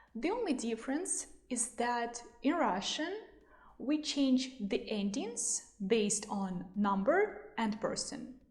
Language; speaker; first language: English; non-native, fluent; Russian